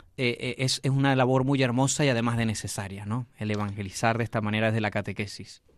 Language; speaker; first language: Spanish; native; Spanish